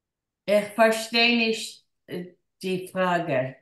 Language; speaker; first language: German; non-native, learner; English